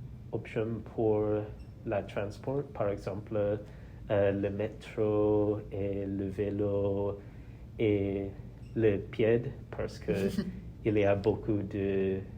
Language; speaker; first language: French; non-native, learner; English